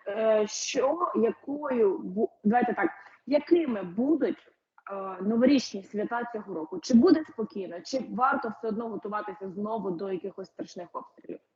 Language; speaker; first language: Ukrainian; native; Ukrainian